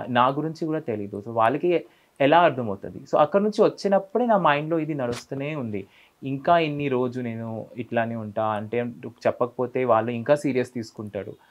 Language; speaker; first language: Telugu; non-native, fluent; Bangla